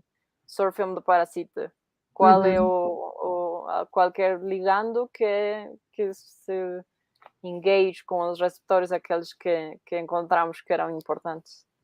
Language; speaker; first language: Portuguese; non-native, fluent; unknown